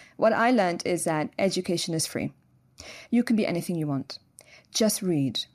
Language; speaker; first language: English; native; English